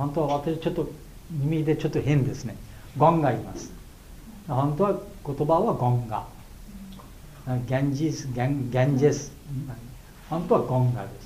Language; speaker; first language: Japanese; non-native, fluent; Bangla